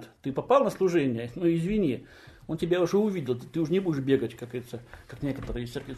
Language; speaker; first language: Russian; native; Russian